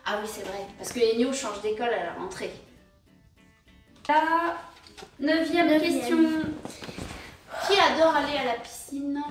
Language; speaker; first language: French; native; French